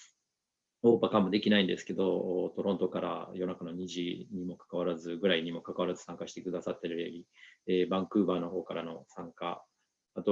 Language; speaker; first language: Japanese; native; Japanese